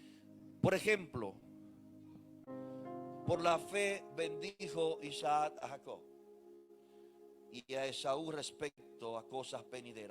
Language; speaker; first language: Spanish; native; Spanish